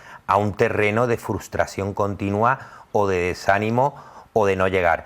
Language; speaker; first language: Spanish; native; Spanish